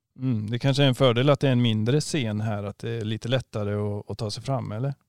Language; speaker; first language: Swedish; native; Swedish